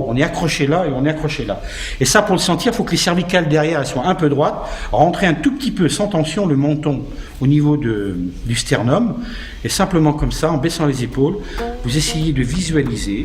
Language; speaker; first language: French; native; French